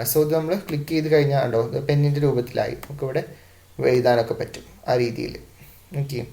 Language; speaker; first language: Malayalam; native; Malayalam